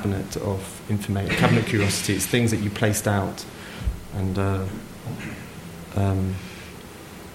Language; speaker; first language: English; native; English